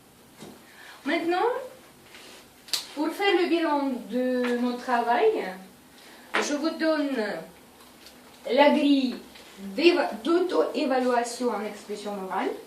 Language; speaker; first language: French; non-native, fluent; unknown